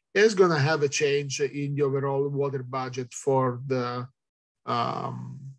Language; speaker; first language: English; non-native, fluent; Italian